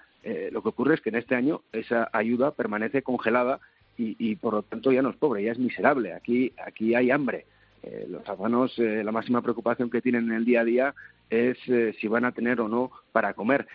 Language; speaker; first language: Spanish; native; Spanish